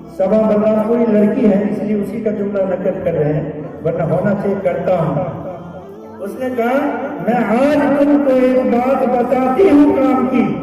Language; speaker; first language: Urdu; native; Urdu